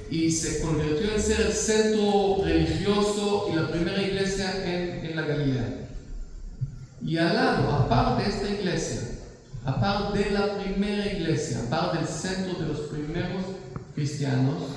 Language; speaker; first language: Spanish; non-native, fluent; Hebrew